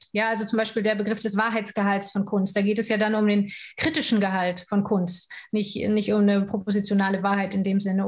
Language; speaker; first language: German; native; German